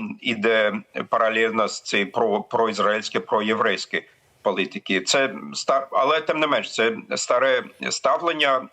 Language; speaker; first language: Ukrainian; non-native, fluent; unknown